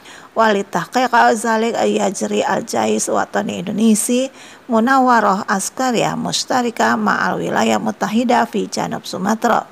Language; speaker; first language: Arabic; non-native, fluent; Indonesian